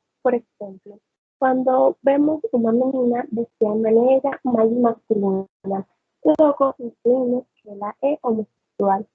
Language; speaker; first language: Portuguese; non-native, learner; Spanish